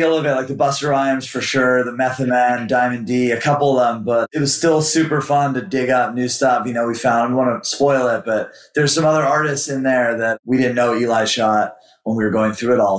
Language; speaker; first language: English; native; English